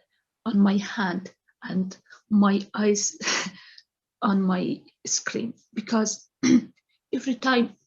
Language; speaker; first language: English; non-native, learner; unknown